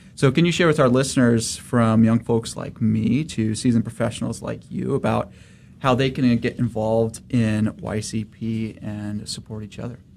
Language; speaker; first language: English; native; English